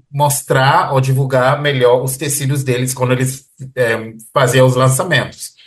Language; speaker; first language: Portuguese; early bilingual, heritage; Portuguese